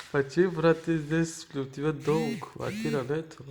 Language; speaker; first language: Russian; non-native, learner; Tajik